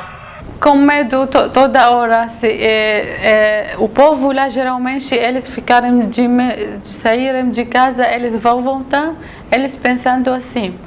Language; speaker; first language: Portuguese; non-native, learner; Arabic